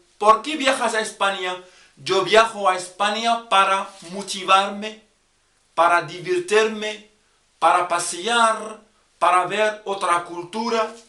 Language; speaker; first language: Spanish; non-native, fluent; Arabic